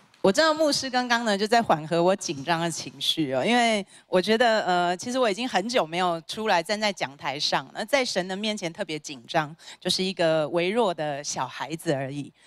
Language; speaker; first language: Chinese; native; Chinese